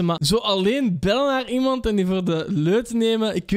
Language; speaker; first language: Dutch; native; Dutch